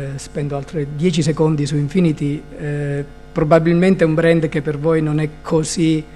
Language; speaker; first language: Italian; native; Italian